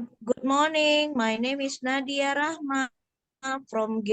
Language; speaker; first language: English; non-native, learner; Indonesian